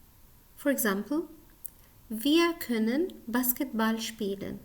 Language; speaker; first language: German; non-native, learner; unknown